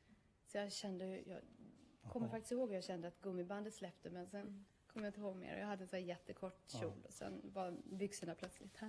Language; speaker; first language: Swedish; native; Swedish